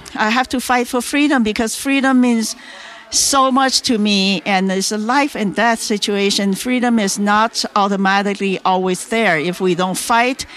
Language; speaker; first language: English; non-native, fluent; Chinese